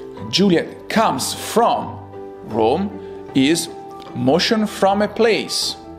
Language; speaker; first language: English; non-native, fluent; Italian